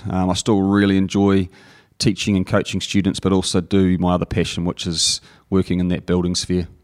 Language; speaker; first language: English; native; English